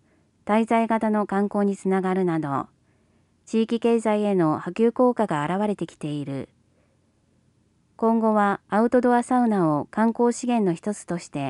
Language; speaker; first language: Japanese; native; Japanese